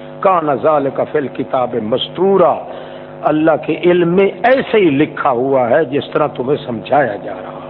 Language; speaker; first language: Urdu; non-native, local second language; Saraiki